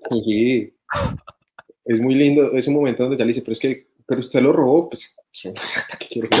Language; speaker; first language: Spanish; native; Spanish